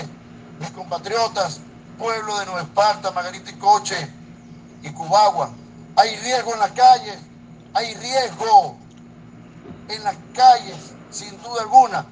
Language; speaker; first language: Spanish; native; Spanish